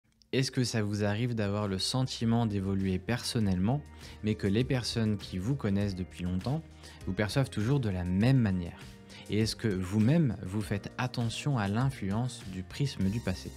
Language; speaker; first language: French; native; French